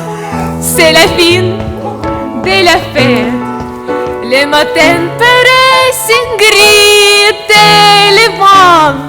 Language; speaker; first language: French; non-native, learner; Russian